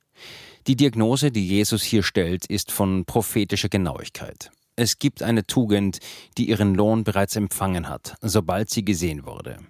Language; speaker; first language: German; native; German